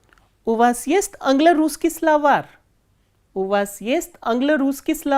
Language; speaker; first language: Russian; non-native, fluent; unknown